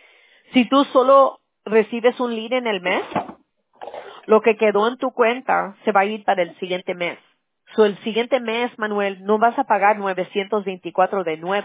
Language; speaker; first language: Spanish; early bilingual, heritage; Spanish